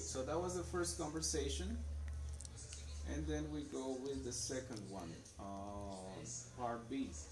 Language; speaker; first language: English; non-native, fluent; Spanish